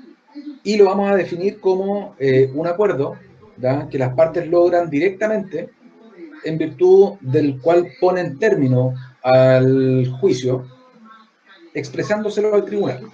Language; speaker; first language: Spanish; native; Spanish